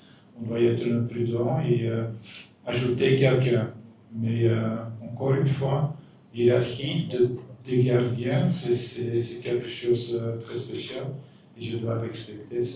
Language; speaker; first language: French; non-native, local second language; Dutch